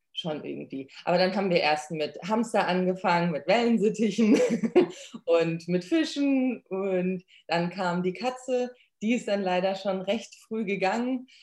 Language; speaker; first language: German; early bilingual, other home language; Polish